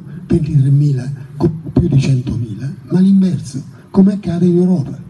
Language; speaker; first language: Italian; native; Italian